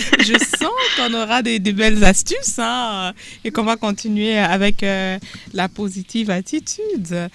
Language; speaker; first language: French; native; French